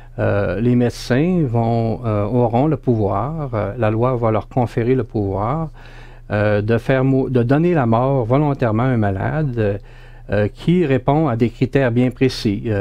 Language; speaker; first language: French; native; French